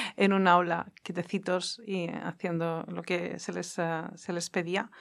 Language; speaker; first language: Spanish; native; Spanish